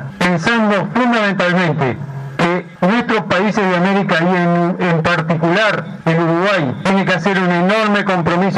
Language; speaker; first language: Spanish; native; Spanish